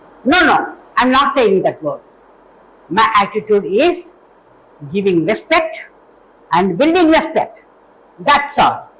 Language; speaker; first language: English; non-native, local second language; Telugu